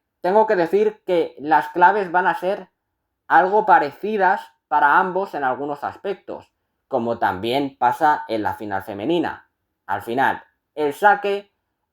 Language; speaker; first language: Spanish; native; Spanish